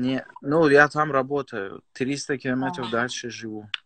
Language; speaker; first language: Russian; non-native, fluent; Persian